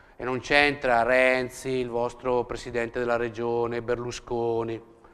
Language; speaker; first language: Italian; native; Italian